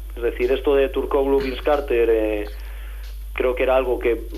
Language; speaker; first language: Spanish; native; Spanish